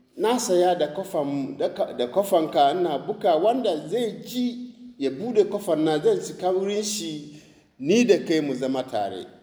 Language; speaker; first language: Hausa; non-native, local second language; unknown